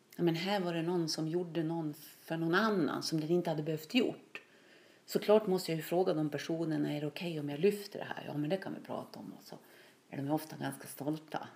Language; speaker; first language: Swedish; native; Swedish